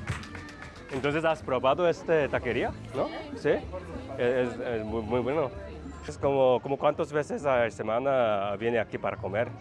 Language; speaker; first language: Spanish; non-native, learner; Korean